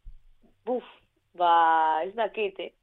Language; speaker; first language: Basque; non-native, local second language; Spanish